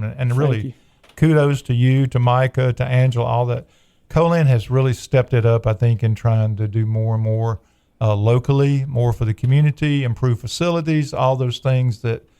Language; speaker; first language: English; native; English